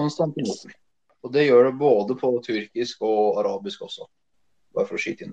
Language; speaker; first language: Norwegian; early bilingual, other home language; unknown